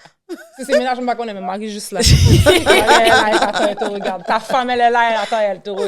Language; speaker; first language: French; native; French